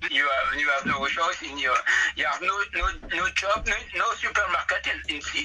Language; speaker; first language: English; non-native, learner; French